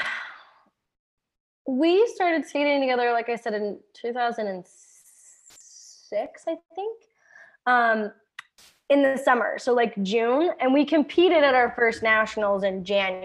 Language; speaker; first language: English; native; English